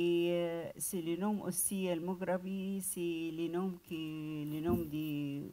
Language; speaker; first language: French; non-native, learner; Arabic